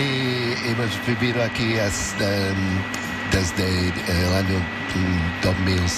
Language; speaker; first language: Spanish; non-native, learner; English